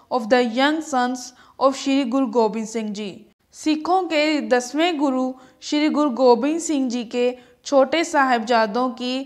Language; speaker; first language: Hindi; native; Hindi